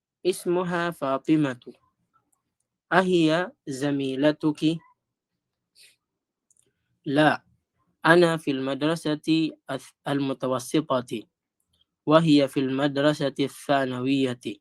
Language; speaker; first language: Arabic; non-native, fluent; Filipino